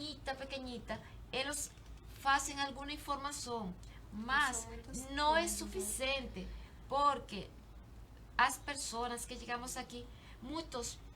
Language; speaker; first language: Portuguese; non-native, learner; Spanish